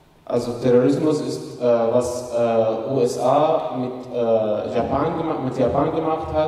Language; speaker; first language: German; non-native, fluent; Arabic